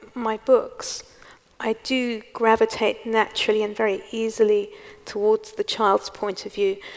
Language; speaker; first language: English; native; English